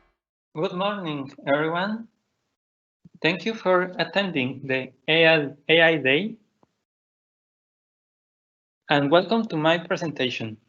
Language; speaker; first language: English; non-native, fluent; Spanish